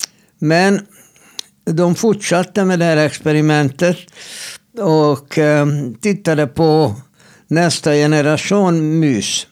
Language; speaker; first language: Swedish; non-native, fluent; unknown